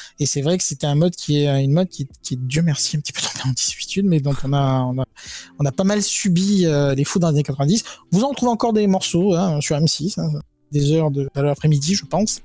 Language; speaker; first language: French; native; French